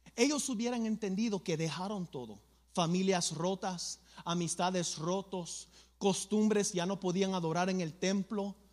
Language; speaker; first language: Spanish; early bilingual, other home language; English